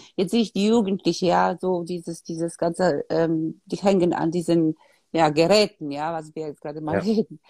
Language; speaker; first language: German; non-native, fluent; Polish